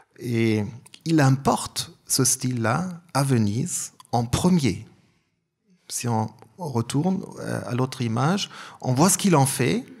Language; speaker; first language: French; non-native, fluent; German